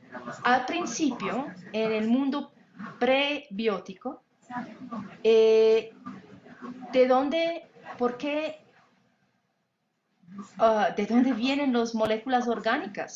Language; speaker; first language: Spanish; non-native, fluent; English